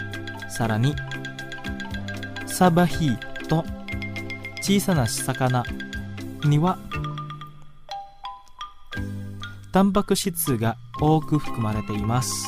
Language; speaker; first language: Japanese; non-native, fluent; Indonesian